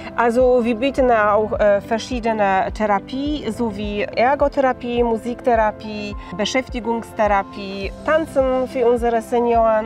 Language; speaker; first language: German; non-native, fluent; Polish